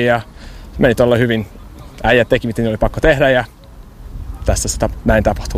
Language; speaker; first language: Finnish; early bilingual, heritage; English